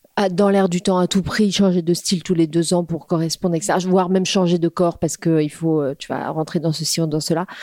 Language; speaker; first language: French; native; French